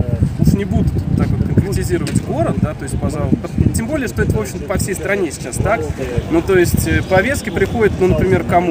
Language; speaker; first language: Russian; native; Russian